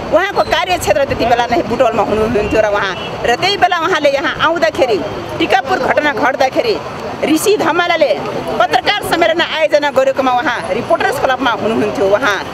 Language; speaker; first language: Nepali; non-native, local second language; Dangaura Tharu